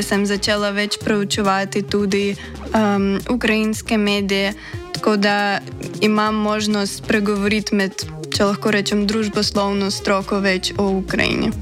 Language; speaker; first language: Slovenian; non-native, fluent; Ukrainian